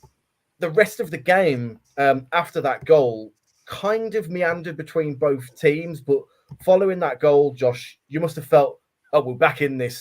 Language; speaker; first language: English; native; English